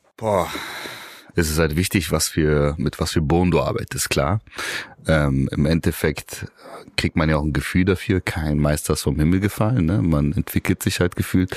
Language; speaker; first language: German; early bilingual, other home language; Tigrinya